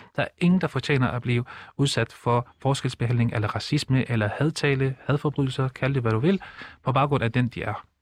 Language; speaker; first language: Danish; early bilingual, other home language; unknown